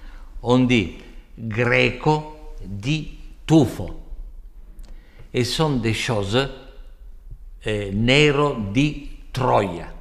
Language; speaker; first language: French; non-native, fluent; Italian